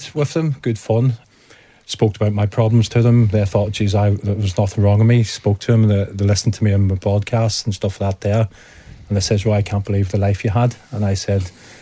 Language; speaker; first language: English; native; English